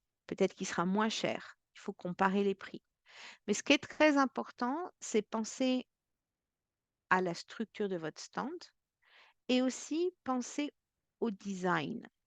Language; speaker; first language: French; native; French